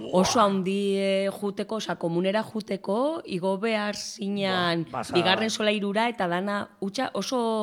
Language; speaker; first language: Basque; native; Basque